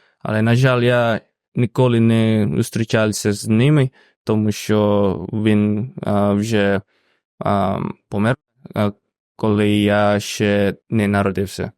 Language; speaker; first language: Ukrainian; non-native, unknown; Indonesian